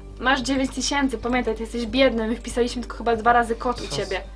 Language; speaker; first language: Polish; native; Polish